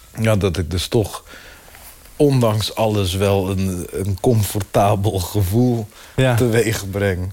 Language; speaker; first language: Dutch; native; Dutch